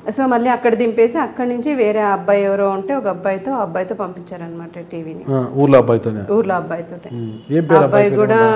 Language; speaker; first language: Telugu; native; Telugu